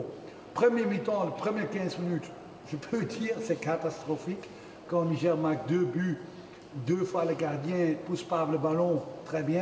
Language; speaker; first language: French; non-native, fluent; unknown